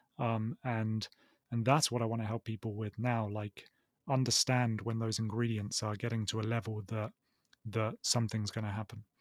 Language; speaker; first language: English; native; English